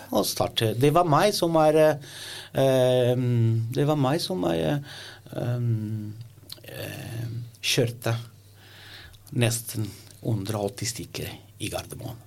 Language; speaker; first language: Norwegian; non-native, learner; Italian